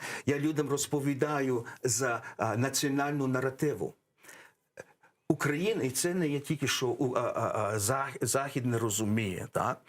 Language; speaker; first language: Ukrainian; early bilingual, heritage; English